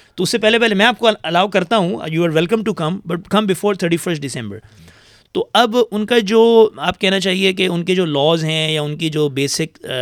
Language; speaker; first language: Urdu; native; Urdu